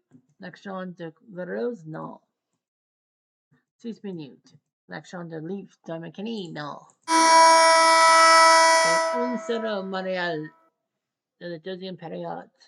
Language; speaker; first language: French; non-native, learner; English